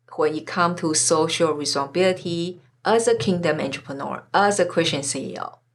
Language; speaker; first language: English; non-native, fluent; Chinese